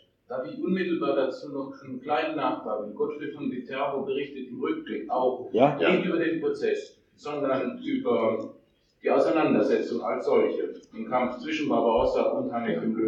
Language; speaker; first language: German; native; German